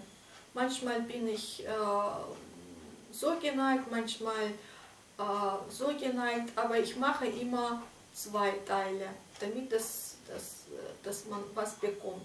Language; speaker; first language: German; non-native, fluent; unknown